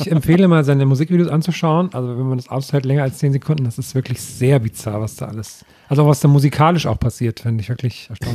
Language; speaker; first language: German; native; German